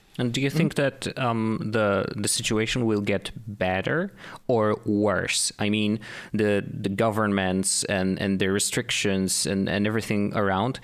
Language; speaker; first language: English; non-native, fluent; Polish